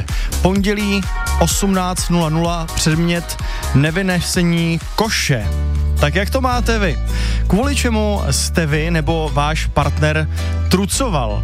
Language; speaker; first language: Czech; native; Czech